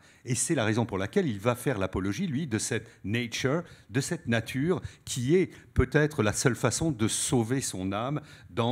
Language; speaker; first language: French; native; French